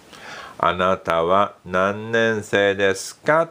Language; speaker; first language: Japanese; non-native, fluent; English